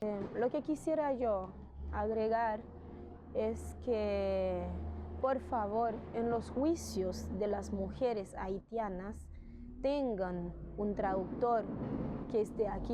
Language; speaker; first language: Spanish; non-native, fluent; Haitian Creole